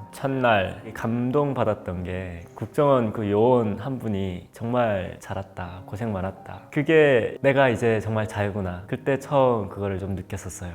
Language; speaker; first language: Korean; native; Korean